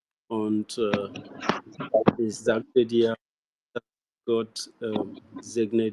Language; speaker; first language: German; non-native, learner; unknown